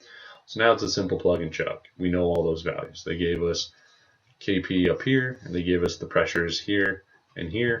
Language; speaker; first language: English; native; English